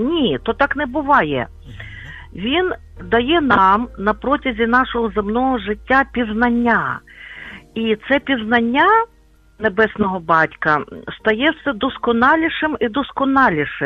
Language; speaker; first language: Ukrainian; native; Ukrainian